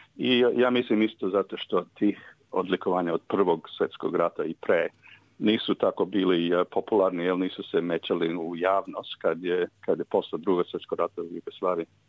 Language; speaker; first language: Serbian; early bilingual, heritage; Serbian